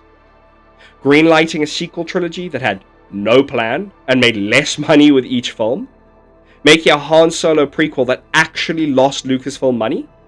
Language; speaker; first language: English; native; English